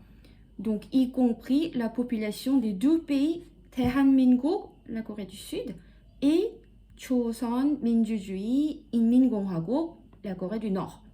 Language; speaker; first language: French; non-native, fluent; Korean